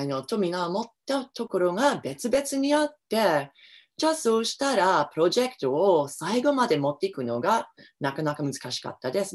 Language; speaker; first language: Japanese; non-native, fluent; English